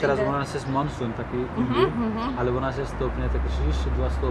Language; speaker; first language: Polish; non-native, learner; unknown